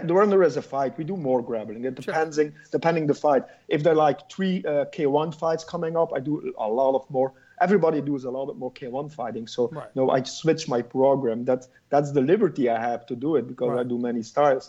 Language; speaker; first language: English; non-native, fluent; Dutch